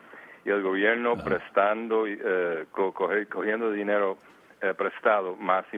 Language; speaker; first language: Spanish; early bilingual, heritage; Spanish